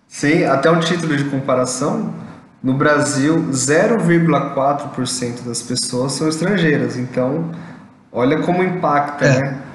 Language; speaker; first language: Portuguese; native; Portuguese